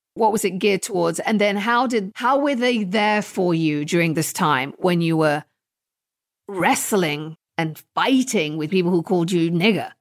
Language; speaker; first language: English; native; English